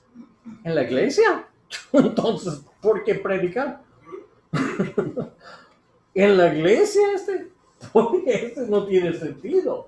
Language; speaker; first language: Spanish; non-native, learner; English